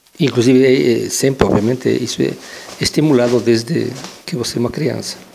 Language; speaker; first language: Portuguese; non-native, fluent; Spanish